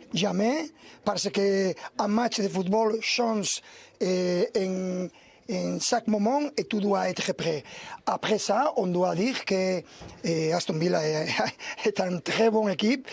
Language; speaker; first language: French; non-native, learner; Spanish